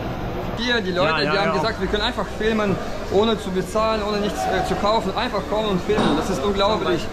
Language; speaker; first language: German; non-native, fluent; Russian